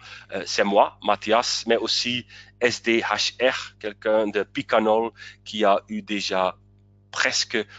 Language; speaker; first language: French; non-native, local second language; Dutch